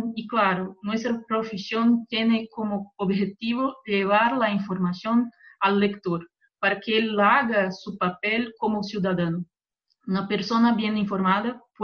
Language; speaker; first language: Spanish; non-native, fluent; Portuguese